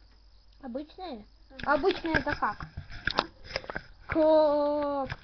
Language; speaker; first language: Russian; native; Russian